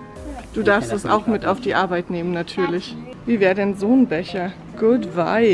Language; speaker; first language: German; native; German